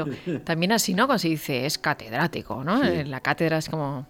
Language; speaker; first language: Spanish; native; Spanish